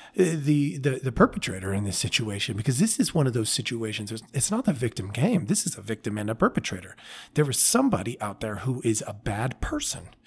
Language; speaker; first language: English; native; English